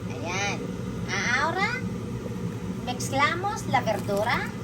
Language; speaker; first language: Spanish; non-native, learner; Filipino